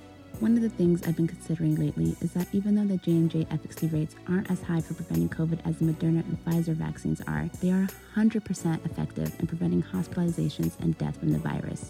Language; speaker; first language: English; native; English